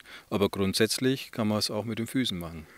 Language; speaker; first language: German; native; German